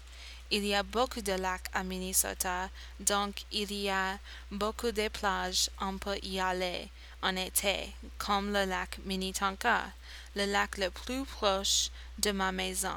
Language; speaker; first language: French; non-native, learner; English